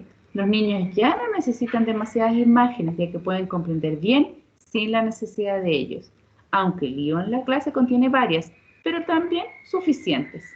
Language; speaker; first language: Spanish; native; Spanish